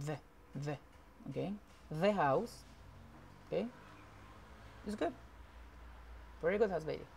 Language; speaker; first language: English; non-native, fluent; Spanish